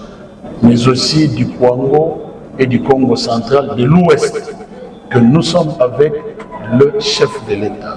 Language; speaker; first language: French; non-native, local second language; Lingala